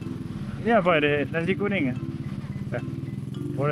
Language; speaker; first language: Indonesian; non-native, learner; French